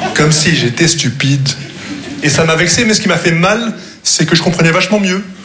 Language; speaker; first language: French; non-native, local second language; Arabic